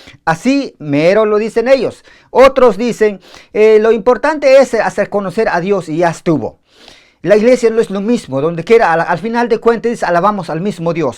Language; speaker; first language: Spanish; native; Spanish